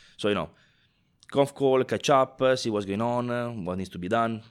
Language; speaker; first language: English; non-native, fluent; Italian